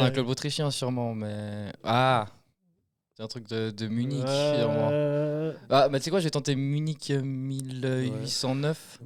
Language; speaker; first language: French; native; French